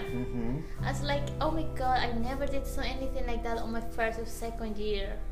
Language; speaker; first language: English; non-native, fluent; Spanish